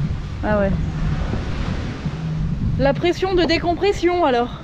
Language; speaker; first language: French; native; French